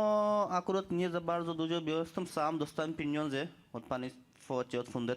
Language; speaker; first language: Polish; non-native, learner; Bangla